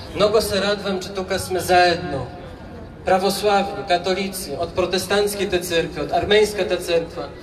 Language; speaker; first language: Bulgarian; non-native, fluent; Polish